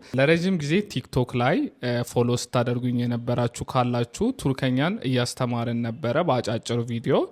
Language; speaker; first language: Amharic; non-native, local second language; Oromo